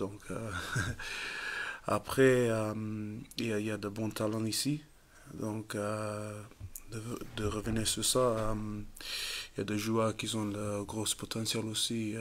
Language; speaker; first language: French; non-native, fluent; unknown